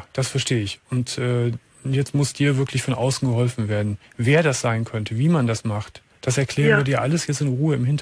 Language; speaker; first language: German; native; German